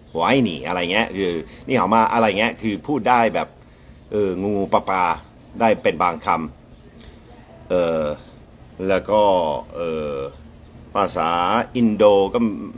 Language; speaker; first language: Thai; non-native, fluent; English